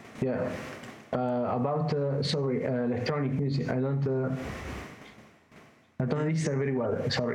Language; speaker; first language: English; non-native, learner; Italian